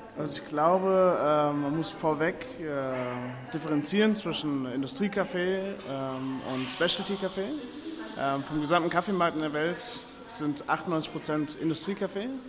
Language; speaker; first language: German; native; German